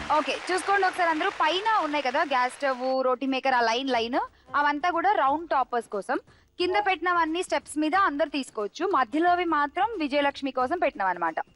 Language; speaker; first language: Telugu; native; Telugu